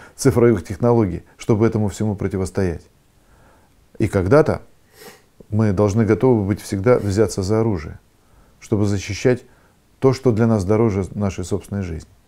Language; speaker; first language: Russian; native; Russian